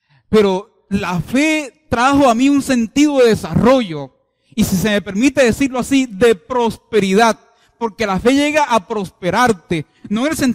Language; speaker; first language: Spanish; native; Spanish